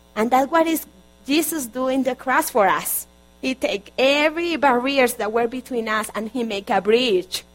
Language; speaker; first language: English; non-native, fluent; Spanish